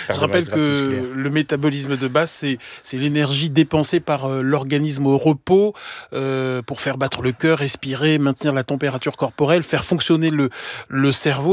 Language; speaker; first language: French; native; French